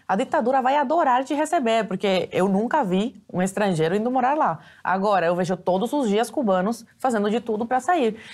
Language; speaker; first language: Portuguese; early bilingual, other home language; Spanish